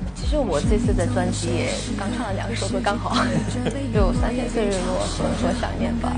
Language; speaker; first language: Chinese; non-native, fluent; Thai